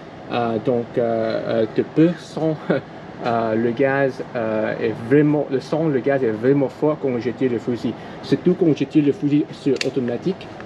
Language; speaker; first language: French; non-native, learner; English